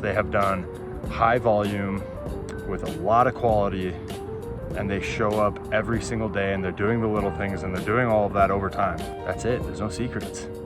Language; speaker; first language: English; native; English